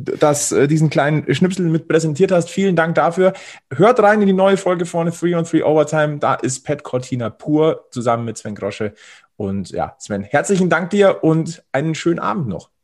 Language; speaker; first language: German; native; German